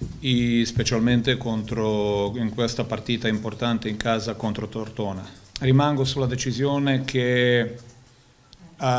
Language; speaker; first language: Italian; non-native, fluent; Croatian